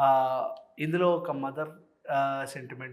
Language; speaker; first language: Telugu; native; Telugu